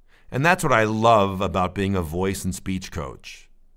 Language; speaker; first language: English; native; English